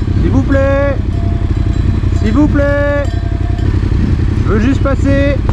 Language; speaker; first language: French; native; French